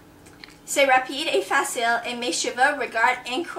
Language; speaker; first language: French; non-native, learner; English